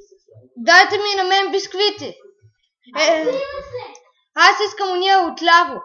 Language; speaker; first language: Bulgarian; native; Bulgarian